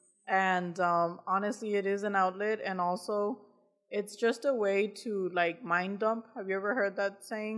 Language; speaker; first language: English; native; English